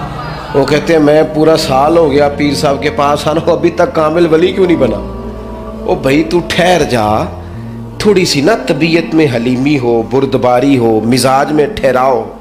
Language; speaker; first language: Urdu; non-native, local second language; Punjabi